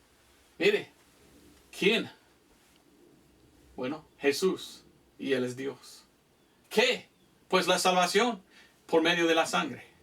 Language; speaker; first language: Spanish; non-native, fluent; English